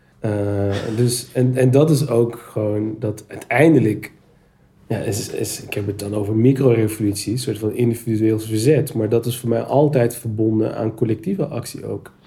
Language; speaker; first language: Dutch; early bilingual, other home language; Turkish